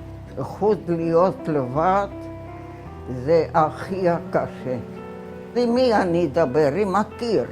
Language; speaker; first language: Hebrew; non-native, fluent; Romanian